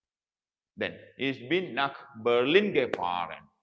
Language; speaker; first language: German; non-native, fluent; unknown